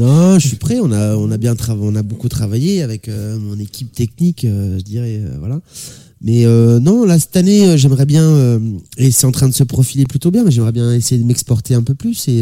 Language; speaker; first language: French; native; French